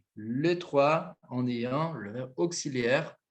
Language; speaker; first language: French; non-native, fluent; Portuguese